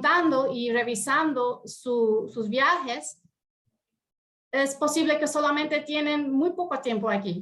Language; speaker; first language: Spanish; early bilingual, heritage; Spanish